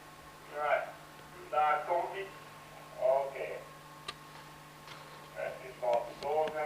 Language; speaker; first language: Dutch; native; Dutch